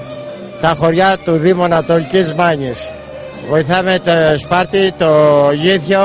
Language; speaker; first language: Greek; native; Greek